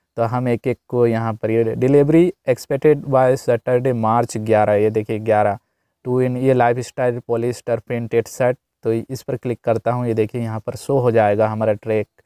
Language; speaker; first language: Hindi; native; Hindi